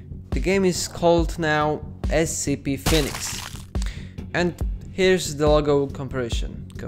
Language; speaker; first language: English; non-native, fluent; Polish